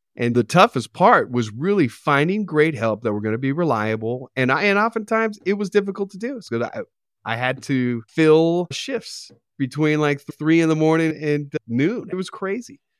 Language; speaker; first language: English; native; English